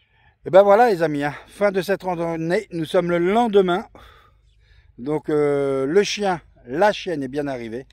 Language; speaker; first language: French; native; French